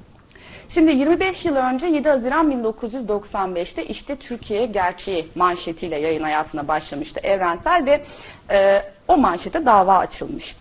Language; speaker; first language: Turkish; native; Turkish